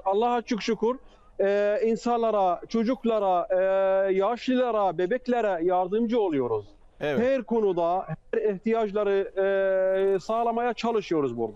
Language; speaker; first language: Turkish; non-native, fluent; Arabic